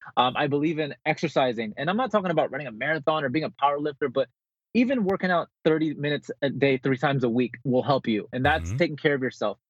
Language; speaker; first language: English; native; English